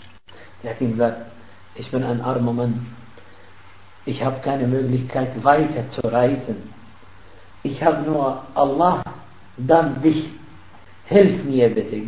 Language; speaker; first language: German; non-native, fluent; Arabic